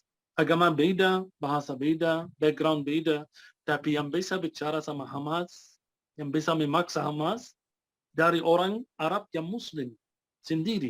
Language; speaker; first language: Indonesian; non-native, fluent; Arabic